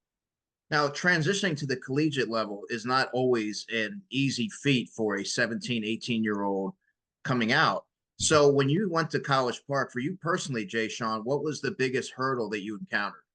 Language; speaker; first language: English; native; English